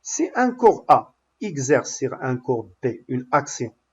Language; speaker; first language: French; non-native, local second language; Arabic